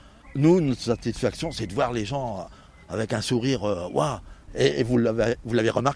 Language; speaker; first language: French; native; French